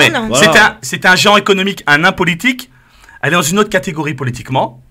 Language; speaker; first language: French; native; French